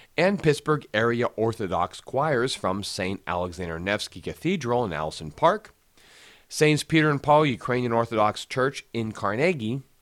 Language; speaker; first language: English; native; English